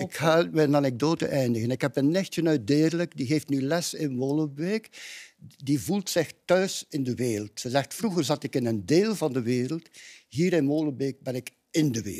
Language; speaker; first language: Dutch; native; Dutch